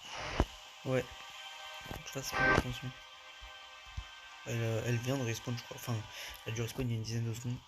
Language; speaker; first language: French; native; French